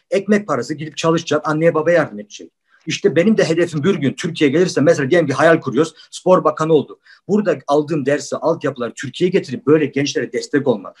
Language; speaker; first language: Turkish; early bilingual, heritage; Turkish